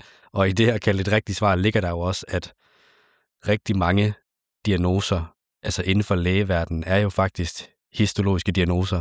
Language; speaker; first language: Danish; native; Danish